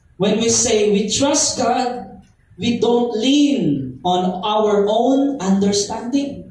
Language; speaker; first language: English; non-native, local second language; Filipino